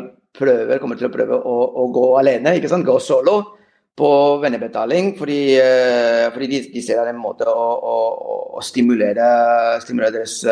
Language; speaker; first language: Norwegian; non-native, fluent; Spanish